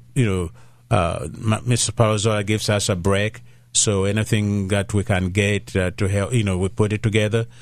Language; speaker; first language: English; non-native, local second language; Ganda